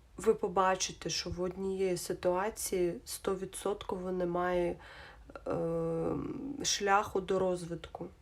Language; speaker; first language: Ukrainian; non-native, local second language; Russian